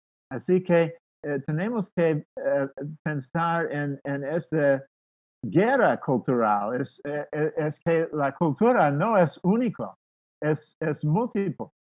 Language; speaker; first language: Spanish; non-native, fluent; English